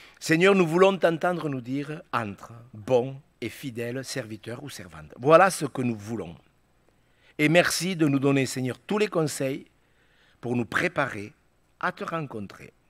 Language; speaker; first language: French; native; French